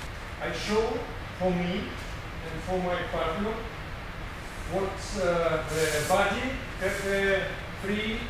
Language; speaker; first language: English; non-native, learner; Russian